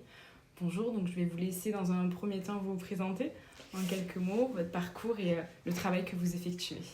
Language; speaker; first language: French; native; French